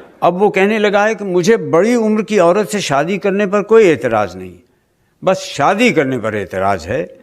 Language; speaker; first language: Urdu; native; Urdu